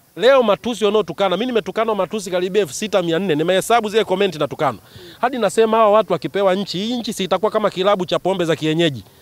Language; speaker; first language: Swahili; native; Swahili